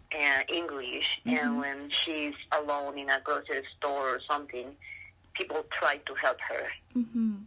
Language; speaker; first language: English; non-native, learner; Spanish